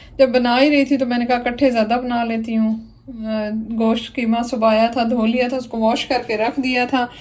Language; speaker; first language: Urdu; non-native, local second language; Punjabi